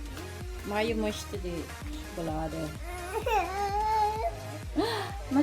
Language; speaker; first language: German; non-native, learner; Filipino